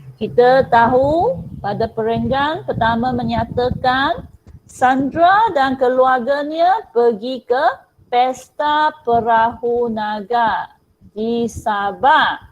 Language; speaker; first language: Malay; non-native, local second language; Chinese